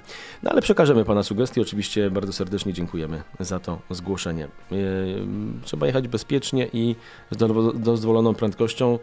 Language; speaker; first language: Polish; native; Polish